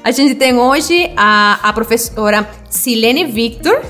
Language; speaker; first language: Portuguese; non-native, fluent; Spanish